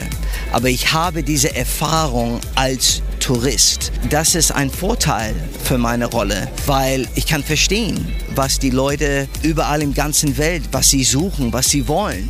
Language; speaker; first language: German; non-native, fluent; English